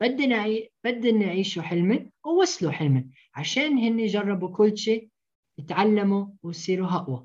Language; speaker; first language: Arabic; early bilingual, heritage; Arabic